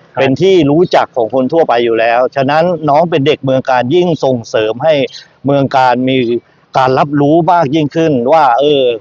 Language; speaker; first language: Thai; native; Thai